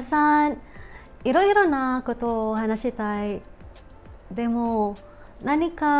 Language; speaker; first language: Japanese; non-native, learner; Filipino